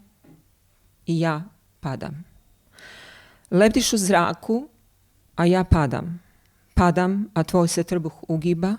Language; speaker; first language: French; non-native, fluent; Bosnian